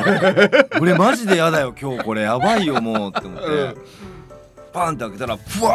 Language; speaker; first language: Japanese; native; Japanese